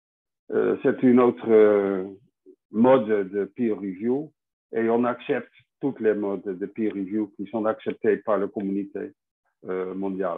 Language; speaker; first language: French; non-native, fluent; Dutch